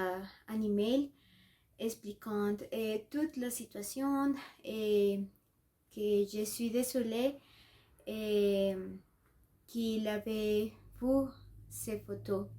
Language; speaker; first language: French; non-native, learner; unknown